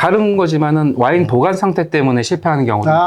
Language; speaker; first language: Korean; native; Korean